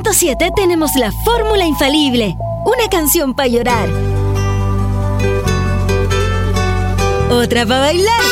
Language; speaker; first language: Spanish; native; Spanish